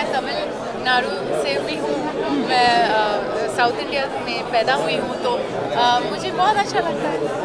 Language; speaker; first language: Hindi; early bilingual, other home language; French